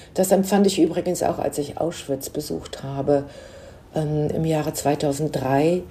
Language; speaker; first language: German; native; German